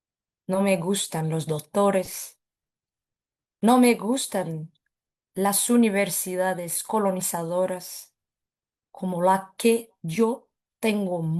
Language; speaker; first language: Spanish; non-native, fluent; Portuguese